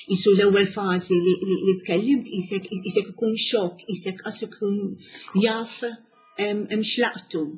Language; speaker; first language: Maltese; native; Maltese